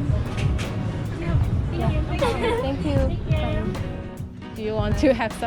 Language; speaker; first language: English; non-native, fluent; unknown